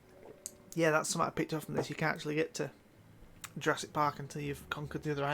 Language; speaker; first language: English; native; English